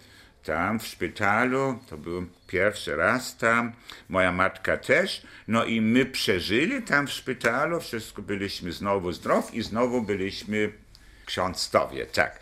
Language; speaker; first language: Polish; non-native, local second language; German